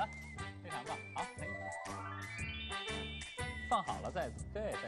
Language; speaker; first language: Chinese; native; Chinese